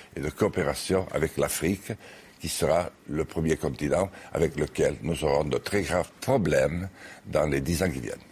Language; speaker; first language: French; native; French